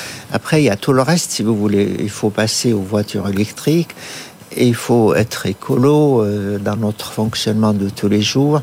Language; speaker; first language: French; non-native, fluent; Arabic